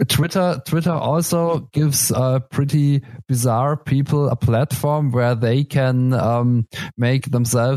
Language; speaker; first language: English; non-native, fluent; German